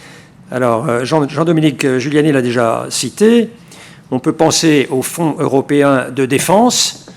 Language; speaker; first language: French; native; French